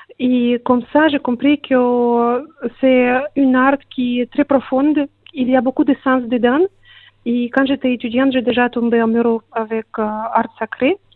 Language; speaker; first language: French; non-native, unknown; Russian